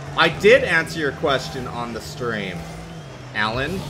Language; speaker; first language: English; native; English